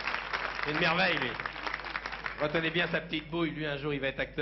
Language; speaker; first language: French; native; French